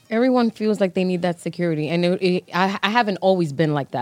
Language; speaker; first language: English; early bilingual, other home language; Spanish